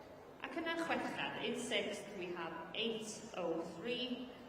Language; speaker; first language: Welsh; native; Welsh